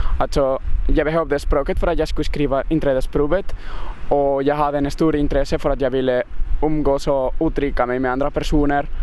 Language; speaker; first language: Swedish; non-native, fluent; Basque